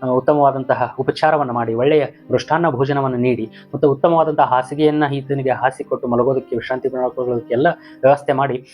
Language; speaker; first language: Kannada; native; Kannada